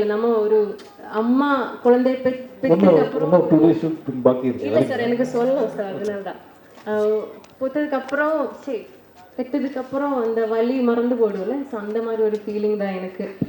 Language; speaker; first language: Tamil; non-native, learner; Malayalam